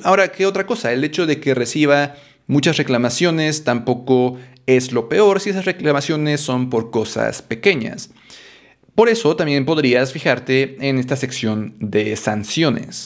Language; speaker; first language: Spanish; native; Spanish